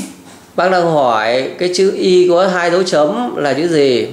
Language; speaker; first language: Vietnamese; native; Vietnamese